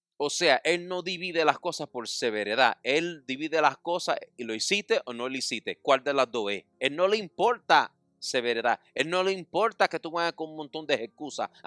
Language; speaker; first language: Spanish; early bilingual, heritage; Spanish